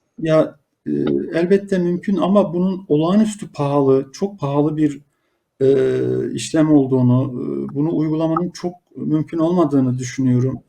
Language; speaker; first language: Turkish; native; Turkish